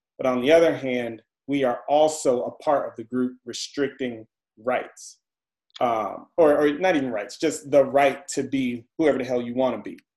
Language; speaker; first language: English; native; English